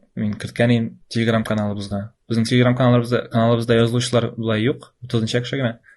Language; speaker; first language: Tatar; native; Tatar